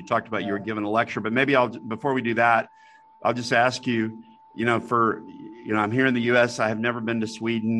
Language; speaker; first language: English; native; English